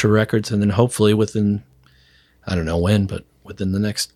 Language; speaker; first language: English; native; English